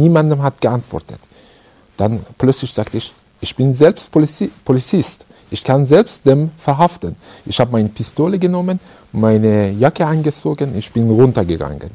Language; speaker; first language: German; non-native, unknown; Persian